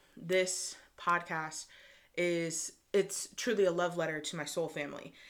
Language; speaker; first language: English; native; English